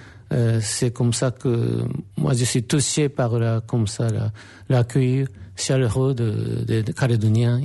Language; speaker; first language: French; non-native, fluent; Japanese